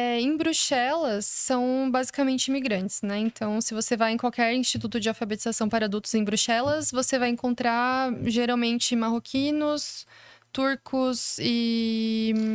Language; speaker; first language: Portuguese; native; Portuguese